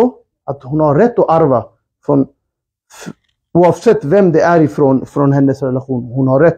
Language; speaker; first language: Swedish; early bilingual, other home language; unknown